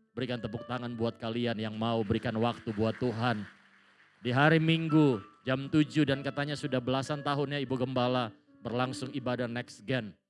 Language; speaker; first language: Indonesian; native; Indonesian